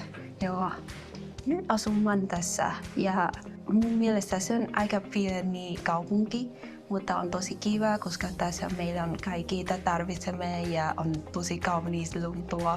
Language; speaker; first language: Finnish; non-native, learner; Vietnamese